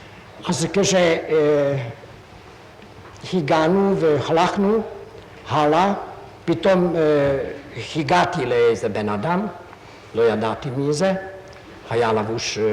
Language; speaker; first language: Hebrew; non-native, fluent; Hungarian